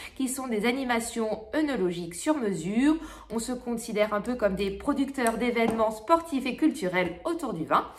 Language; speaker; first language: French; native; French